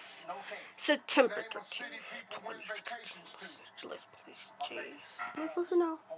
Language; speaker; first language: English; native; English